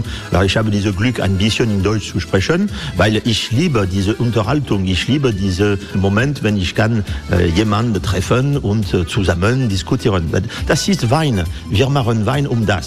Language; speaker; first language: German; non-native, learner; French